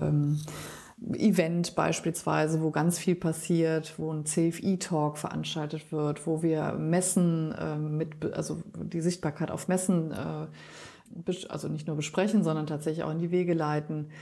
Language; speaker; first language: German; native; German